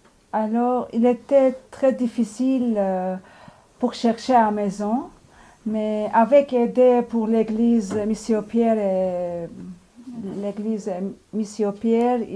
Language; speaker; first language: French; non-native, learner; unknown